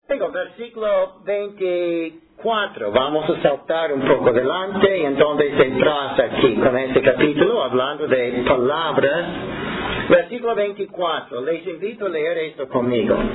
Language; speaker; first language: Spanish; non-native, fluent; English